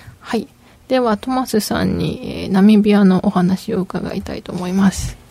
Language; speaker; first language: Japanese; native; Japanese